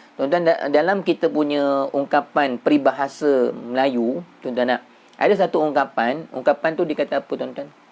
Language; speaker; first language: Malay; native; Malay